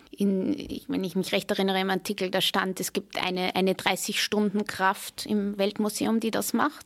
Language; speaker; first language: German; native; German